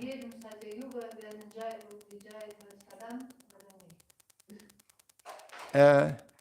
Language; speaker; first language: German; non-native, fluent; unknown